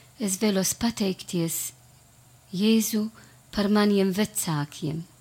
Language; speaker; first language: Latvian; non-native, learner; Italian